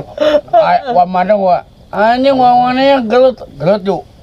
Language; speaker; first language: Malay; non-native, local second language; Sundanese